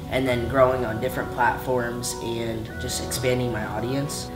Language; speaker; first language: English; native; English